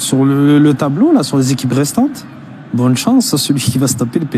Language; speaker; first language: French; native; French